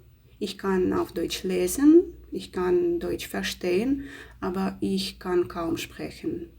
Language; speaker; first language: German; non-native, learner; Russian